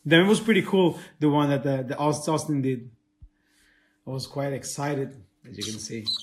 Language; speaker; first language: English; non-native, fluent; Italian